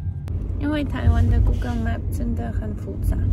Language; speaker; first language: Chinese; non-native, learner; Russian